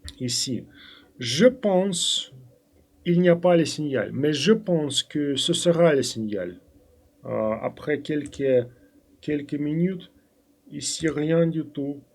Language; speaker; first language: French; non-native, fluent; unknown